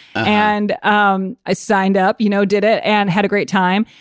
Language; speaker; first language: English; native; English